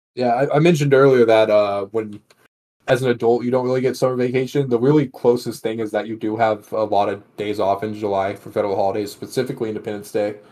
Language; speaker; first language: English; native; English